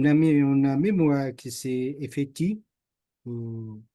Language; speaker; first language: French; non-native, learner; Portuguese